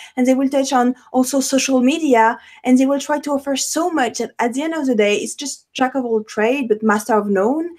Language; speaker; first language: English; non-native, fluent; French